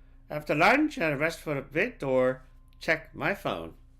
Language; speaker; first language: English; non-native, fluent; Korean